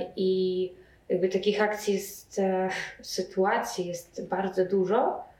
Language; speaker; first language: Polish; non-native, fluent; Russian